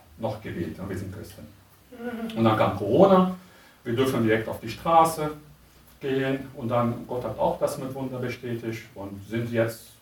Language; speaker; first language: German; non-native, learner; Arabic